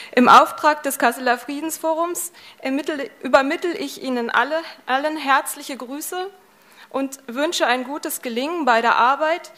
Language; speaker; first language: German; native; German